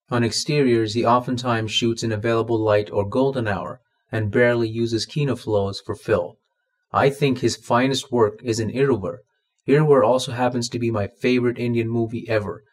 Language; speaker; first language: English; non-native, local second language; Malayalam